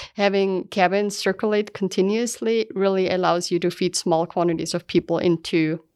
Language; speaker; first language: English; non-native, fluent; German